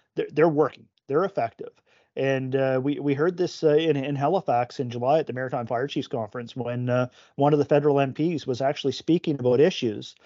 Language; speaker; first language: English; native; English